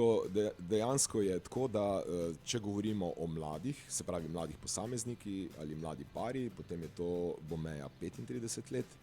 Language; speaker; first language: Slovenian; native; Slovenian